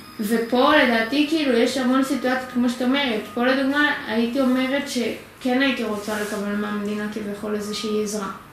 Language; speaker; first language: Hebrew; native; Hebrew